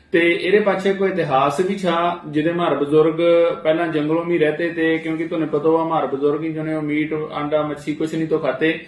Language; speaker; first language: Punjabi; non-native, local second language; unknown